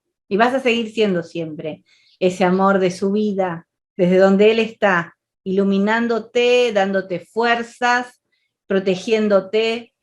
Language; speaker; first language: Spanish; native; Spanish